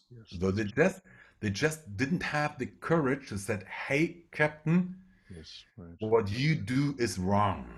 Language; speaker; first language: English; non-native, fluent; German